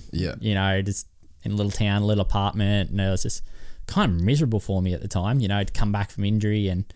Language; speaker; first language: English; native; English